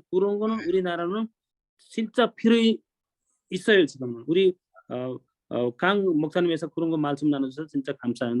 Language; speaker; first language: Korean; non-native, learner; Nepali